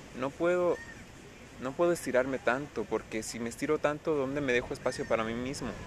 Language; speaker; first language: Spanish; early bilingual, heritage; Spanish